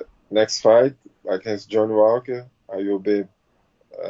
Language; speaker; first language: English; non-native, learner; Portuguese